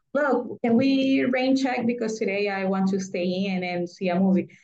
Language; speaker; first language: English; non-native, fluent; Spanish